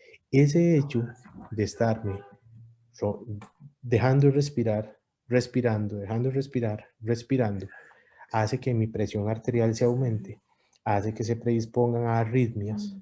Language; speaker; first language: Spanish; native; Spanish